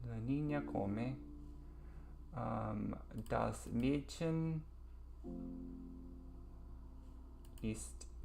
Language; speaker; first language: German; non-native, learner; English